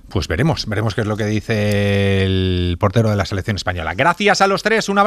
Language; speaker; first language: Spanish; native; Spanish